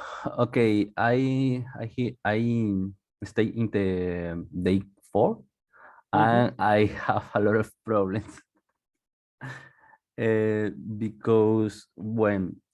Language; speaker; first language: English; non-native, learner; Spanish